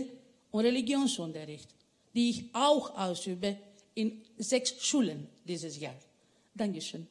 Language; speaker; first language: German; non-native, fluent; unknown